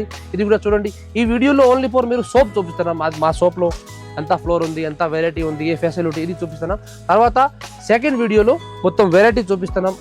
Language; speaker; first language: Telugu; non-native, local second language; Urdu